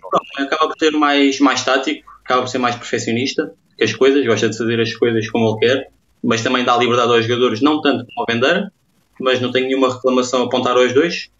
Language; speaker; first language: Portuguese; native; Portuguese